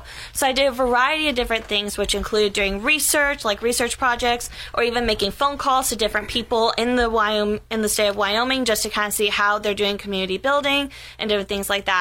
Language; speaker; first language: English; native; English